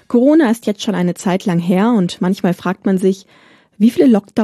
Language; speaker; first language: German; native; German